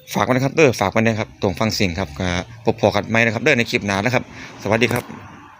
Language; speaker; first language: Thai; native; Thai